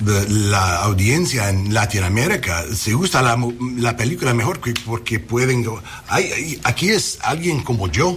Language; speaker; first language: Spanish; early bilingual, heritage; English